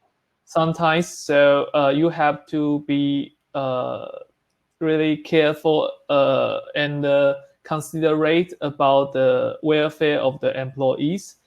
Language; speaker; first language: English; non-native, learner; Chinese